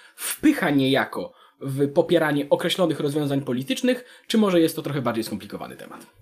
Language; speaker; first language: Polish; native; Polish